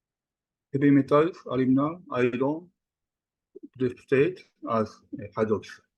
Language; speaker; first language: English; non-native, fluent; Japanese